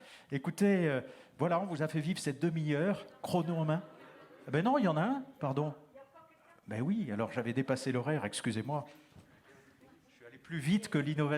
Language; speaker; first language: French; native; French